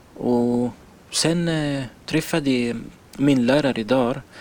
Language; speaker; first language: Swedish; non-native, learner; Arabic